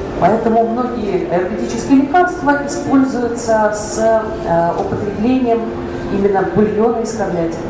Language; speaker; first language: Russian; native; Russian